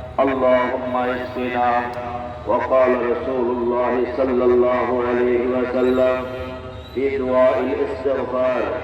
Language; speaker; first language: Arabic; non-native, fluent; Bangla